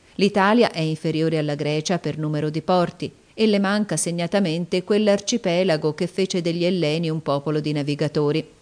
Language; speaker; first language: Italian; native; Italian